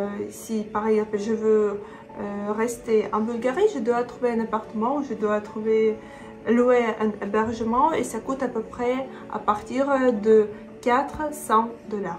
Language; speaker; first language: French; non-native, fluent; Russian